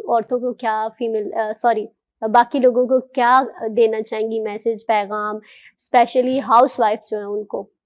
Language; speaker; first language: Urdu; native; Urdu